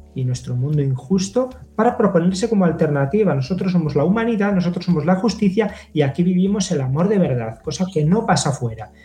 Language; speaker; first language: Spanish; native; Spanish